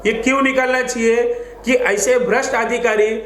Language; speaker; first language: Hindi; non-native, local second language; Marathi